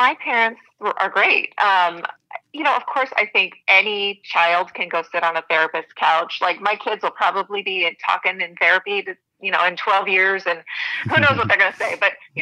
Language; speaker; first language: English; native; English